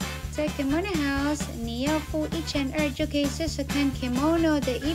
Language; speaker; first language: Chinese; non-native, learner; Filipino